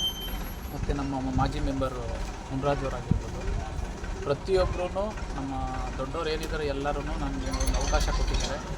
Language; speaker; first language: Kannada; native; Kannada